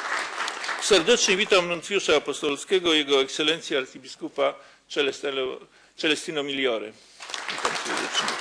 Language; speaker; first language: Polish; native; Polish